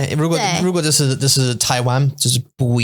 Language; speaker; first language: Chinese; non-native, learner; English